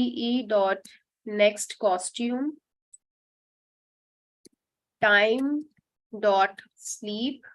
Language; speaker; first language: English; non-native, local second language; Hindi